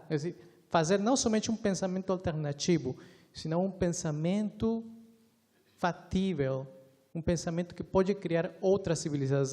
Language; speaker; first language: Portuguese; non-native, fluent; Spanish